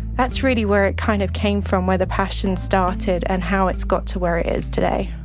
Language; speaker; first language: English; native; English